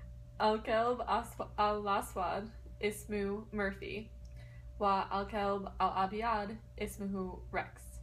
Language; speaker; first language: Arabic; non-native, learner; English